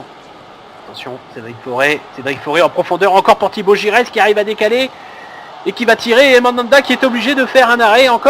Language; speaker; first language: French; native; French